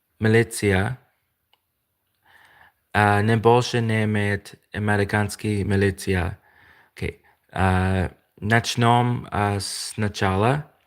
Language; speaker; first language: Russian; non-native, learner; English